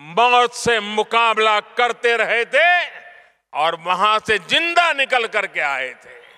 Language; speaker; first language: Hindi; non-native, local second language; Gujarati